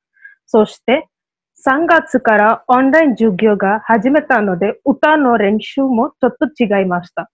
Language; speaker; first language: Japanese; non-native, learner; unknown